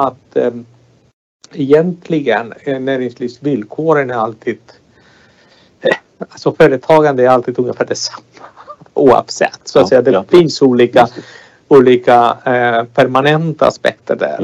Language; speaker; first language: Swedish; non-native, fluent; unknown